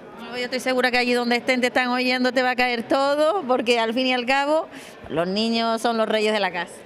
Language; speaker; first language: Spanish; native; Spanish